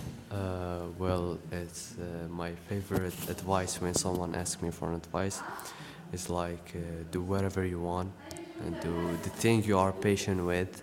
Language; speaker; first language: English; non-native, fluent; Arabic